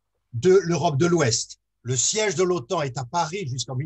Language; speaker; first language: French; native; French